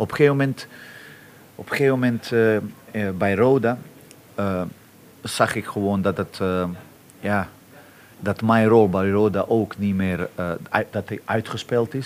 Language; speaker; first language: Dutch; non-native, fluent; Bosnian